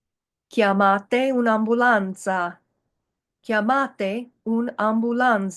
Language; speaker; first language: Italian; non-native, fluent; English